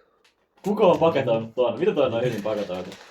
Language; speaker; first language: Finnish; native; Finnish